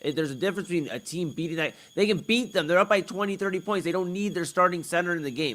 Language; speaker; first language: English; native; English